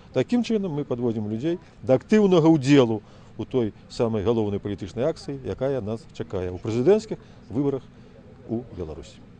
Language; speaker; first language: Belarusian; native; Belarusian